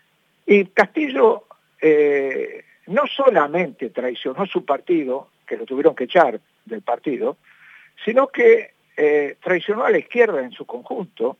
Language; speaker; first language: Spanish; native; Spanish